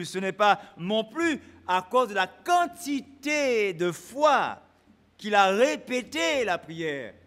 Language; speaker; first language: French; native; French